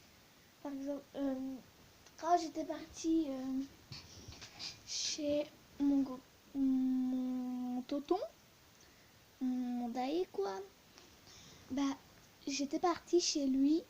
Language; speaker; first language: French; early bilingual, other home language; Turkish